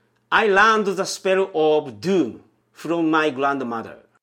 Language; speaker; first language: English; non-native, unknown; Japanese